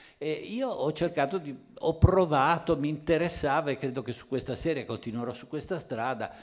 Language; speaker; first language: Italian; native; Italian